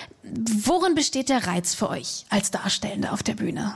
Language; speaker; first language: German; native; German